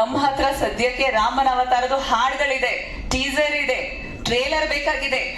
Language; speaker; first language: Kannada; native; Kannada